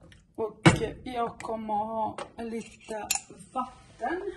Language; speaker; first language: Swedish; non-native, learner; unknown